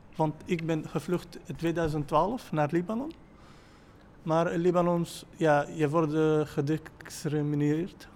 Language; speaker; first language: Dutch; non-native, learner; Arabic